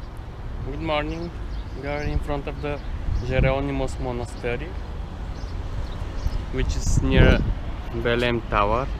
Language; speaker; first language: English; non-native, fluent; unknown